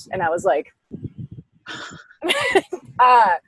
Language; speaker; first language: English; native; English